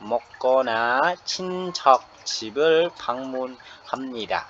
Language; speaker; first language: Korean; non-native, fluent; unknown